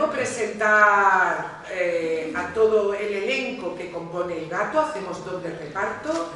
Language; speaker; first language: Spanish; native; Spanish